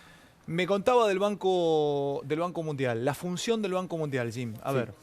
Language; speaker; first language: Spanish; native; Spanish